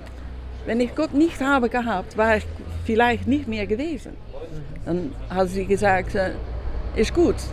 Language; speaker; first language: German; non-native, learner; Dutch